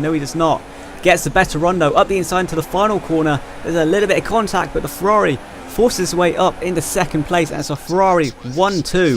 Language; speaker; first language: English; native; English